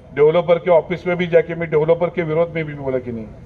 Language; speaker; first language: Hindi; non-native, local second language; Marathi